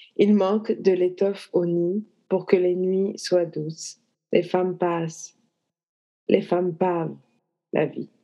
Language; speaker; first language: French; native; French